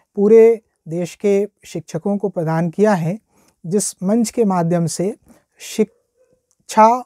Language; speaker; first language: Hindi; native; Hindi